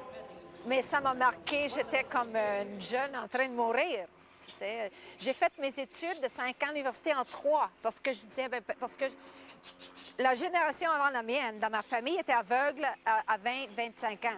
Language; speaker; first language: French; non-native, local second language; English